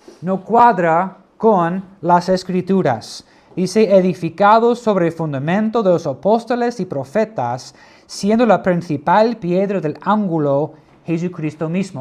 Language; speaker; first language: Spanish; non-native, fluent; English